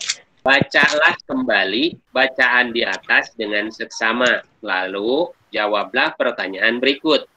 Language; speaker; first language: Indonesian; native; Indonesian